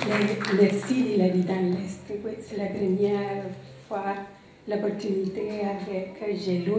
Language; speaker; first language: French; non-native, fluent; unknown